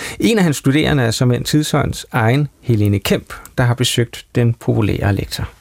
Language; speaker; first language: Danish; native; Danish